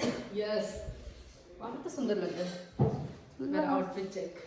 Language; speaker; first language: Hindi; non-native, local second language; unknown